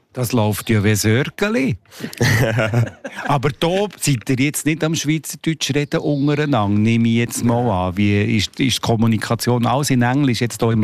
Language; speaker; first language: German; native; German